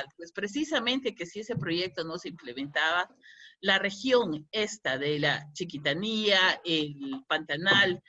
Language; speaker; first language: Spanish; native; Spanish